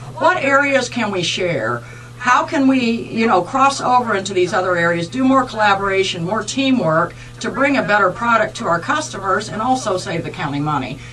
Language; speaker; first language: English; native; English